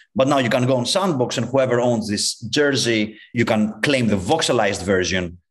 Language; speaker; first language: English; non-native, fluent; Greek